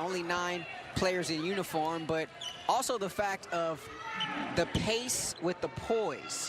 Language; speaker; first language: English; native; English